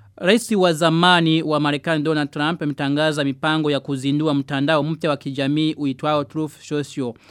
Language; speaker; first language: Swahili; non-native, local second language; Rundi